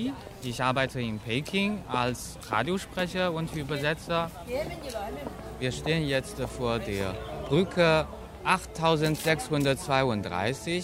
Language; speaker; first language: German; non-native, fluent; Chinese